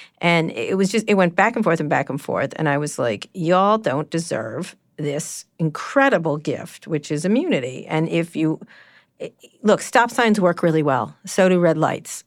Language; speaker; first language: English; native; English